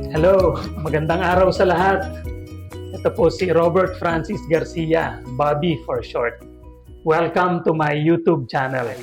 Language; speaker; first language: Filipino; native; Filipino